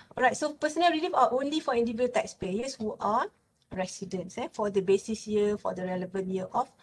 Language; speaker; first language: English; non-native, local second language; Malay